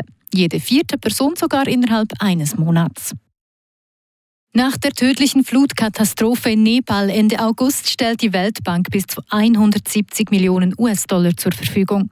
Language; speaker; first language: German; native; German